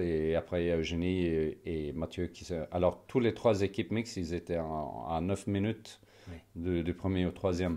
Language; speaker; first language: French; non-native, fluent; Swedish